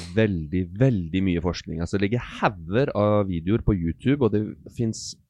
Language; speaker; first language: Norwegian; native; Norwegian